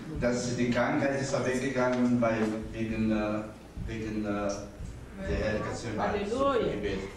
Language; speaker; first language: German; non-native, learner; Arabic